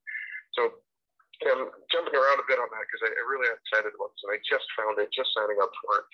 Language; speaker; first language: English; native; English